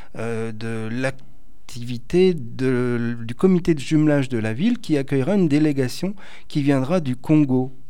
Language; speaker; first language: French; native; French